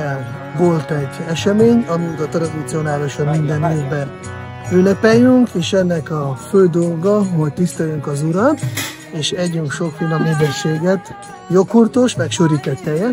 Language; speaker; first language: Hungarian; non-native, fluent; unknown